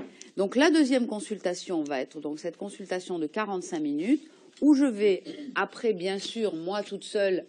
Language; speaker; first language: French; native; French